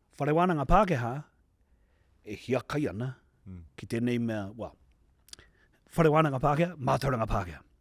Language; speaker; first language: Māori; native; Māori